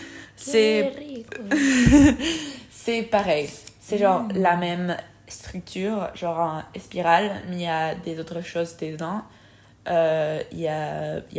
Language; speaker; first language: French; non-native, fluent; Spanish